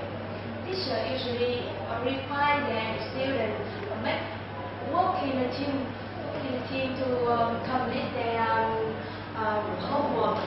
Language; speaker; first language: English; non-native, learner; Vietnamese